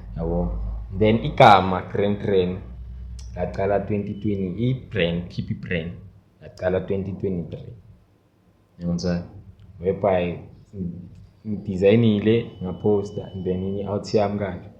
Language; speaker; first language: Zulu; native; Zulu